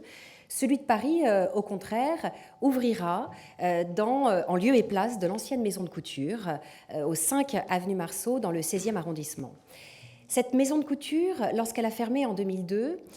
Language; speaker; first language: French; native; French